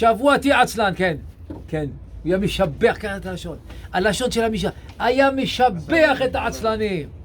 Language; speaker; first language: Hebrew; non-native, fluent; French